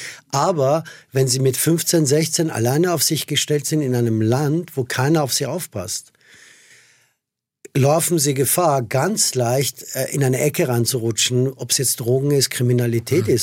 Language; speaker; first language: German; non-native, fluent; Persian